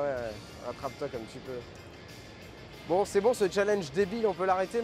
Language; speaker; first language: French; native; French